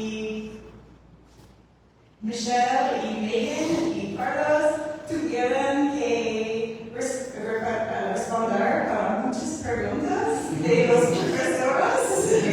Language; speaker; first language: Spanish; non-native, learner; English